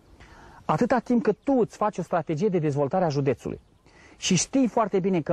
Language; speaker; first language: Romanian; native; Romanian